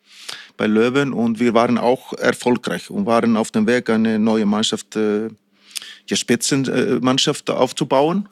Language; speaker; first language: German; non-native, fluent; Icelandic